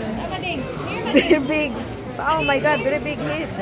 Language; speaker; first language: English; non-native, local second language; Cebuano